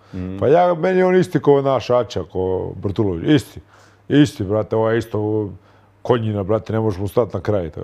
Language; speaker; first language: Croatian; native; Croatian